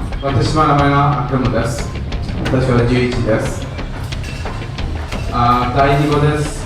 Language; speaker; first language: Chinese; non-native, learner; Tamil